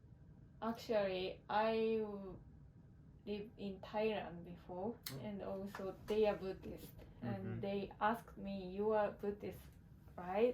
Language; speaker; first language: English; non-native, learner; Japanese